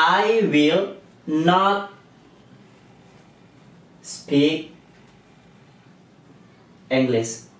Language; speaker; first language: English; non-native, learner; Indonesian